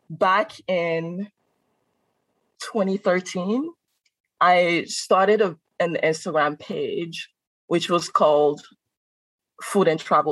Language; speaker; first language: English; non-native, fluent; French